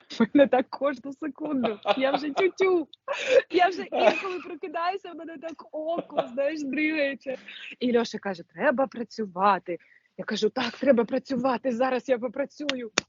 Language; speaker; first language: Ukrainian; non-native, local second language; Russian